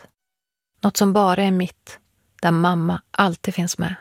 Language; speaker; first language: Swedish; early bilingual, other home language; Persian